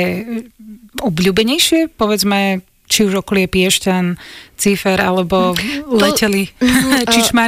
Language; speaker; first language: Slovak; native; Slovak